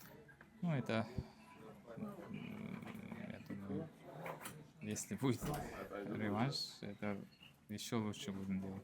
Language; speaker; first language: Russian; non-native, learner; Uzbek